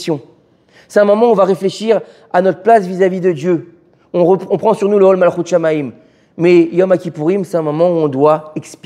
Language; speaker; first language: French; native; French